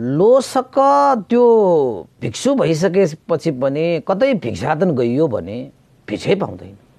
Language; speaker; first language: Nepali; native; Nepali